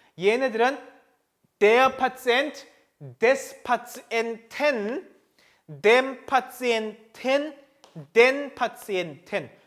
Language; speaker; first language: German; non-native, fluent; Korean